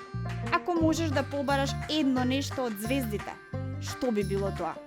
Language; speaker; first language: Macedonian; native; Macedonian